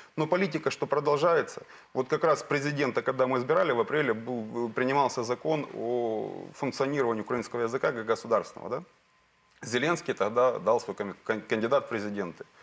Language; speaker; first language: Russian; native; Russian